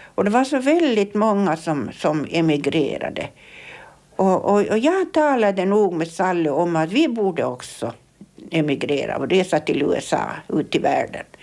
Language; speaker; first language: Swedish; native; Swedish